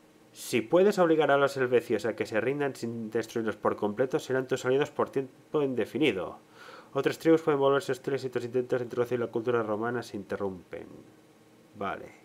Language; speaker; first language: Spanish; native; Spanish